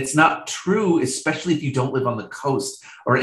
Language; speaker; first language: English; native; English